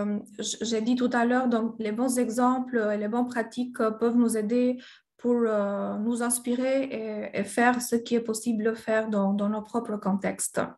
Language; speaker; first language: French; non-native, fluent; Albanian